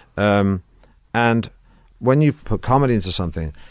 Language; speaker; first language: English; native; English